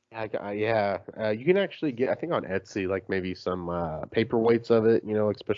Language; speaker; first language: English; native; English